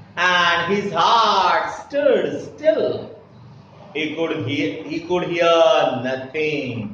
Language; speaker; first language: English; non-native, local second language; Marathi